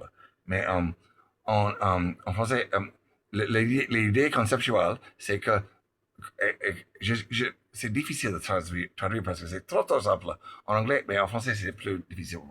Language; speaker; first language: French; non-native, learner; English